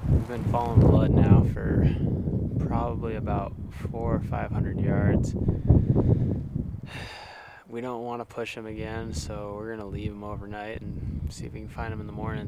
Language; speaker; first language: English; native; English